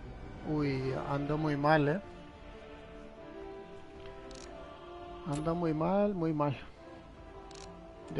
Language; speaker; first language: Spanish; native; Spanish